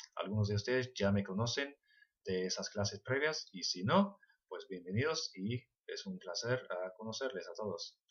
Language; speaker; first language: Spanish; non-native, fluent; English